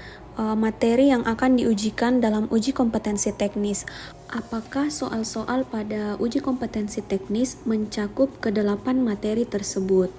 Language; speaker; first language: Indonesian; native; Indonesian